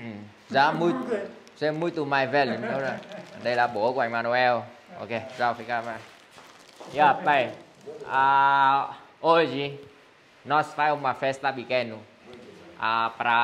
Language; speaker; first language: Portuguese; non-native, learner; Vietnamese